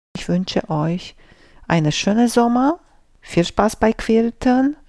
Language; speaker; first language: German; non-native, fluent; Romanian